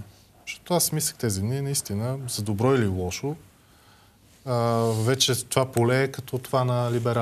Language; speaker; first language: Bulgarian; native; Bulgarian